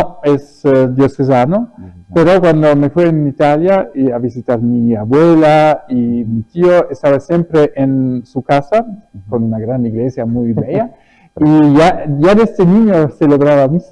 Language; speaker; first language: Spanish; early bilingual, other home language; German